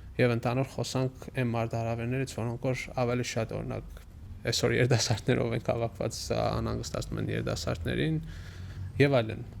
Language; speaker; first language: Armenian; native; Armenian